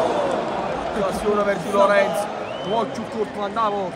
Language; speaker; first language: Italian; native; Italian